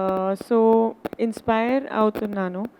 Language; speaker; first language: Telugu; non-native, fluent; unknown